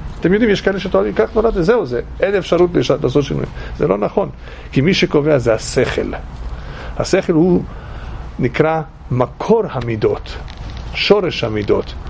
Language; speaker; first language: Hebrew; non-native, fluent; English